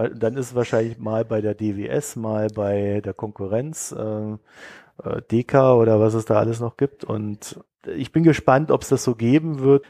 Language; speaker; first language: German; native; German